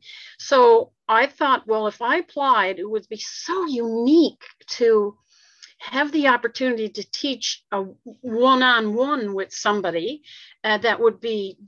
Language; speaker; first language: English; native; English